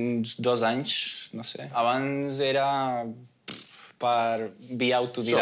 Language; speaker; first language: Catalan; non-native, fluent; Hungarian